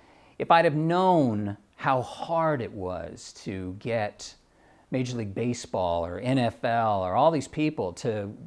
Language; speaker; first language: English; native; English